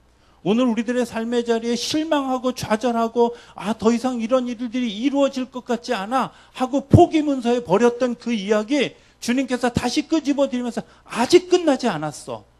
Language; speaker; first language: Korean; native; Korean